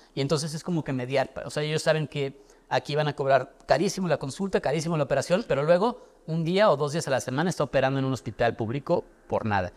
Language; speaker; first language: Spanish; native; Spanish